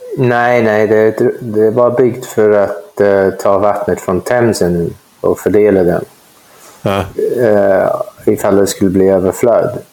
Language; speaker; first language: Swedish; non-native, fluent; English